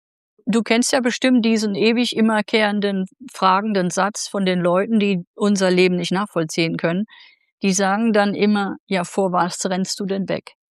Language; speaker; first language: German; native; German